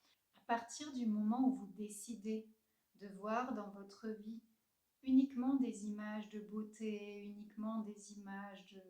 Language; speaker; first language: French; native; French